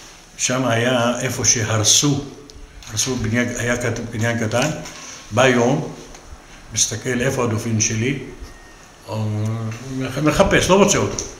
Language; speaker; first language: Hebrew; non-native, local second language; Arabic